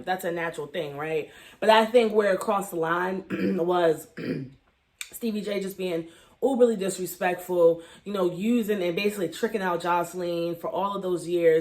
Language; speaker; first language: English; native; English